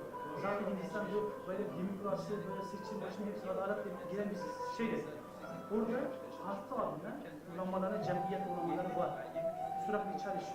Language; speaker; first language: Turkish; non-native, fluent; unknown